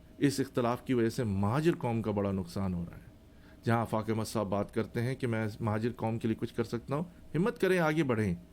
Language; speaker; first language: Urdu; native; Urdu